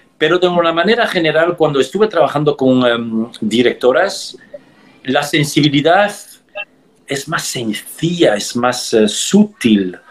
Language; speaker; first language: Spanish; early bilingual, heritage; Spanish